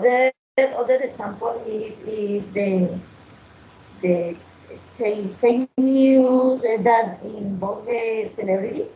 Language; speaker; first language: English; non-native, learner; Spanish